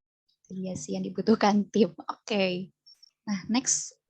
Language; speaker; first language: Indonesian; native; Indonesian